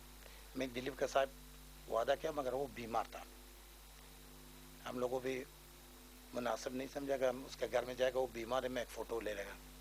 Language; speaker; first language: Hindi; non-native, learner; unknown